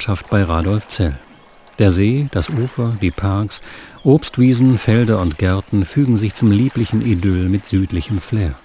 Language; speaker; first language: German; native; German